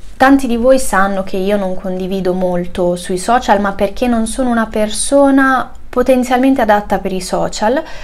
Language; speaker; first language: Italian; native; Italian